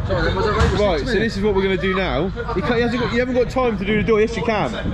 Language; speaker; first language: English; native; English